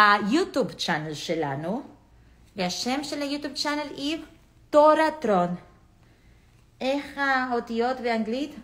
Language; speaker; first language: Hebrew; non-native, fluent; English